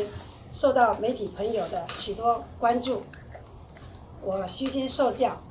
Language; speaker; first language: Chinese; native; Chinese